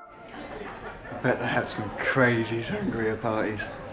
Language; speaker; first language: English; native; English